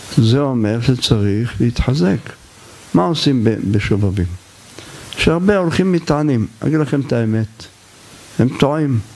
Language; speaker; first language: Hebrew; native; Hebrew